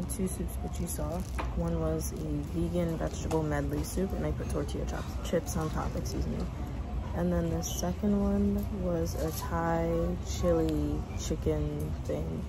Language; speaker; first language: English; native; English